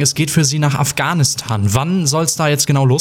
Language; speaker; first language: German; native; German